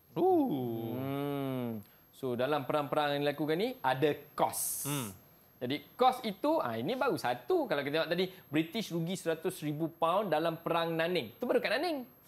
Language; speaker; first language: Malay; native; Malay